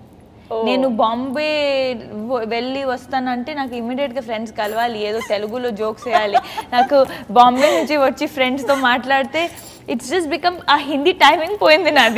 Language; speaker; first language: Telugu; non-native, fluent; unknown